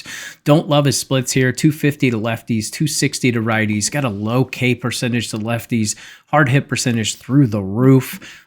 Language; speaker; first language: English; native; English